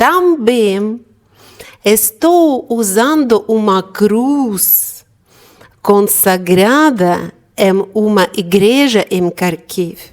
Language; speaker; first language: Portuguese; non-native, fluent; Ukrainian